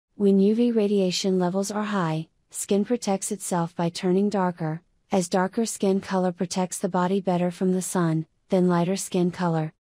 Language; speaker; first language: English; non-native, fluent; Finnish